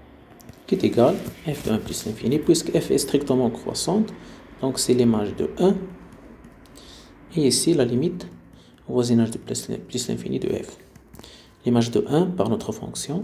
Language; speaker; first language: French; non-native, local second language; Arabic